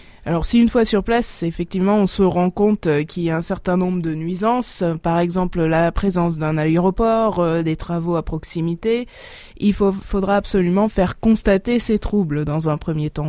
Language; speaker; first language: French; native; French